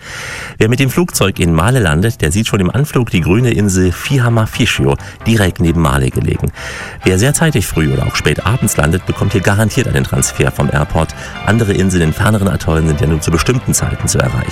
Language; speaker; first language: German; native; German